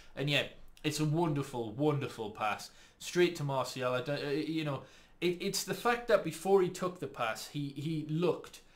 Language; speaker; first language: English; native; English